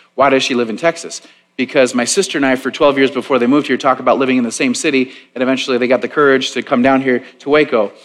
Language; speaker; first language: English; native; English